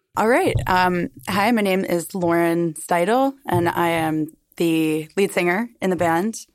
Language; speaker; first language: English; native; English